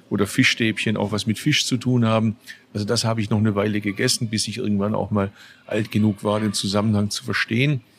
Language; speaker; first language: German; early bilingual, other home language; Turkish